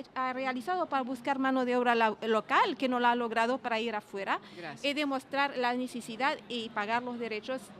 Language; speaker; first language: Spanish; non-native, fluent; Arabic